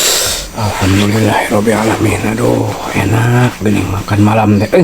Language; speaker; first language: Indonesian; non-native, local second language; Sundanese